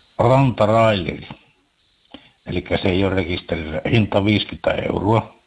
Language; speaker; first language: Finnish; native; Finnish